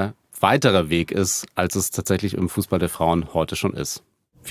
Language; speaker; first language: German; native; German